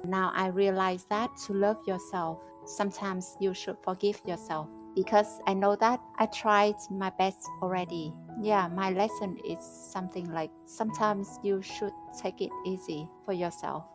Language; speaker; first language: English; non-native, fluent; Vietnamese